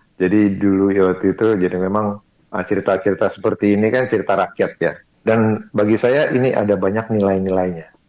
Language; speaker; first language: Indonesian; native; Indonesian